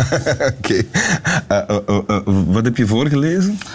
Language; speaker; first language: Dutch; native; Dutch